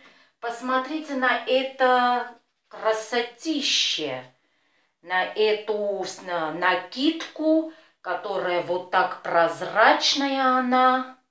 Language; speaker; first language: Russian; non-native, fluent; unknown